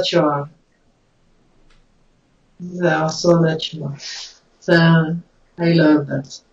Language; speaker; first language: English; non-native, learner; French